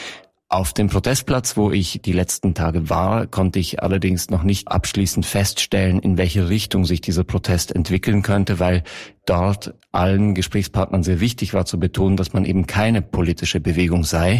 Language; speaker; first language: German; native; German